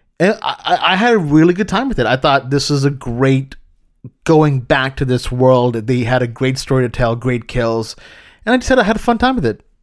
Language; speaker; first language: English; early bilingual, other home language; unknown